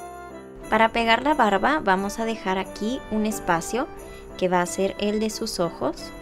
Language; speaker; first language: Spanish; native; Spanish